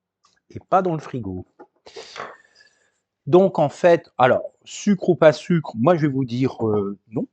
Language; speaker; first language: French; native; French